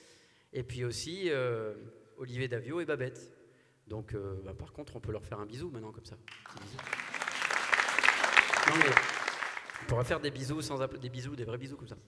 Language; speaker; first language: French; native; French